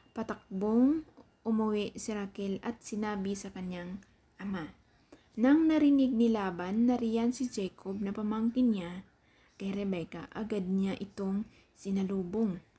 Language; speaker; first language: Filipino; native; Filipino